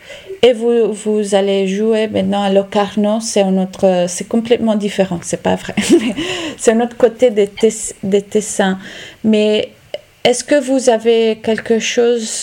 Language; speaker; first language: French; non-native, local second language; Italian